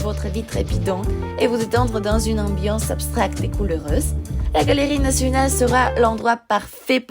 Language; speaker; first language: French; non-native, learner; Bulgarian